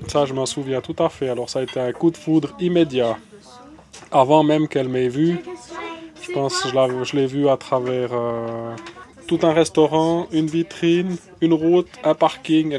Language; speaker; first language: French; native; French